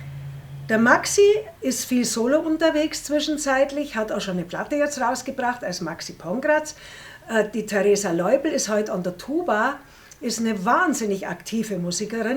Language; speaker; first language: German; native; German